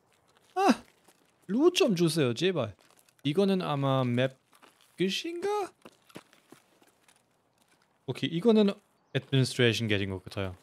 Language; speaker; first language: Korean; non-native, learner; German